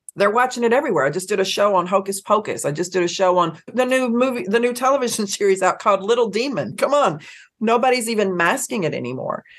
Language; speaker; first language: English; native; English